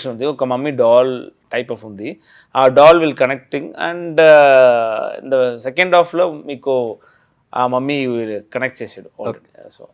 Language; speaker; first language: Telugu; non-native, learner; Tamil